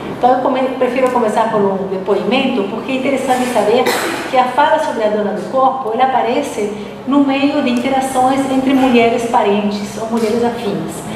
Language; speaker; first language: Portuguese; non-native, fluent; Spanish